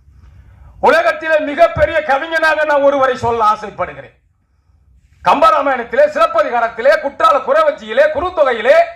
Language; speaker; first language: Tamil; native; Tamil